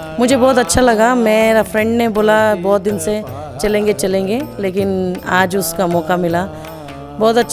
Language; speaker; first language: Hindi; non-native, local second language; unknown